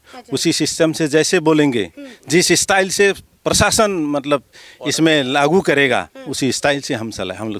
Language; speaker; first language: Hindi; non-native, local second language; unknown